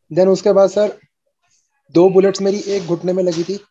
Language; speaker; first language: Hindi; native; Hindi